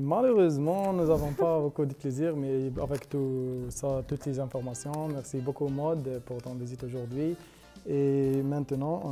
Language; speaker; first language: French; non-native, fluent; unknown